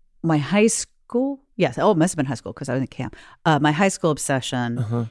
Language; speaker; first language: English; native; English